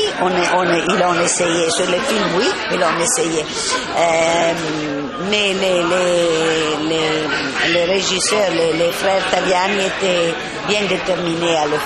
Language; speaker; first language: French; non-native, fluent; Italian